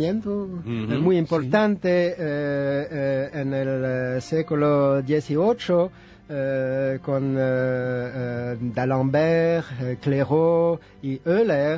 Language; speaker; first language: Spanish; non-native, fluent; French